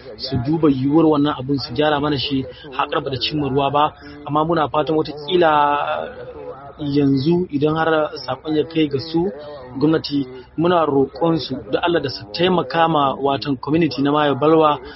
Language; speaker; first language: Hausa; native; Hausa